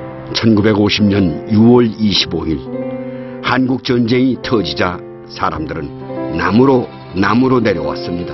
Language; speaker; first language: Korean; native; Korean